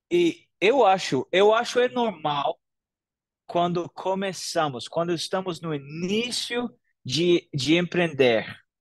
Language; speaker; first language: Portuguese; non-native, fluent; English